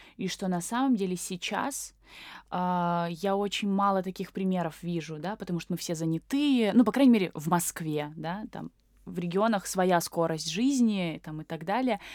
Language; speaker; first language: Russian; native; Russian